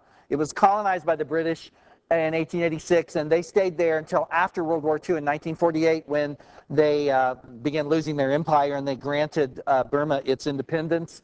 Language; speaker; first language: English; native; English